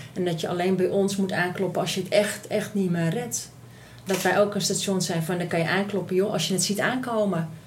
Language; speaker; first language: Dutch; native; Dutch